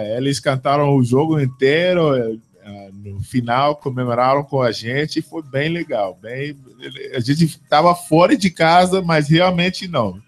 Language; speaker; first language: Portuguese; non-native, fluent; English